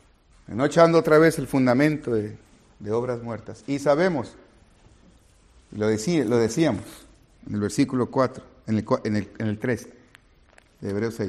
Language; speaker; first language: Spanish; native; Spanish